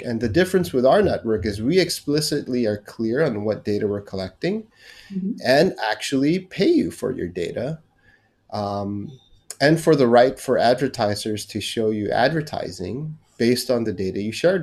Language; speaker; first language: English; non-native, local second language; Korean